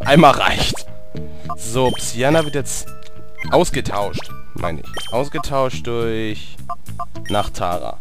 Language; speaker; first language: German; native; German